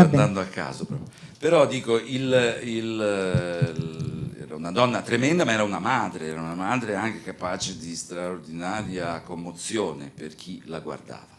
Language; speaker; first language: Italian; native; Italian